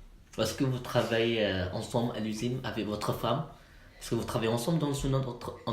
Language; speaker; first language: French; non-native, learner; Malay